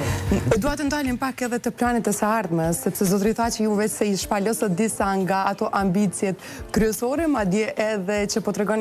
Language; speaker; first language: Albanian; native; Albanian